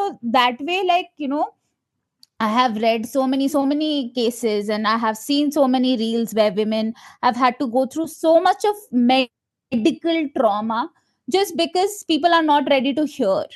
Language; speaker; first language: English; non-native, local second language; Malayalam